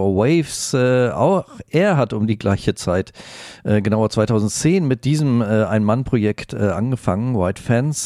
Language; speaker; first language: German; native; German